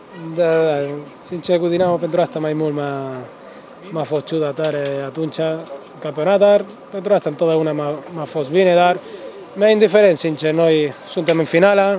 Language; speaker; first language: Romanian; non-native, fluent; Spanish